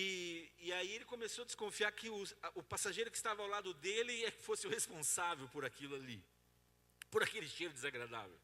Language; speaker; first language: Portuguese; native; Portuguese